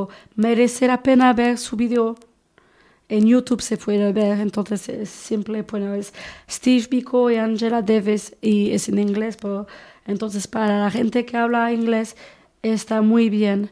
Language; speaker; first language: Spanish; non-native, fluent; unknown